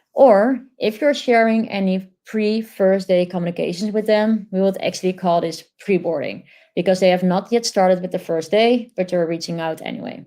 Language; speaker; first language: English; non-native, fluent; Dutch